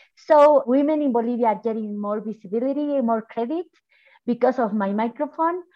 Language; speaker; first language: English; non-native, fluent; Spanish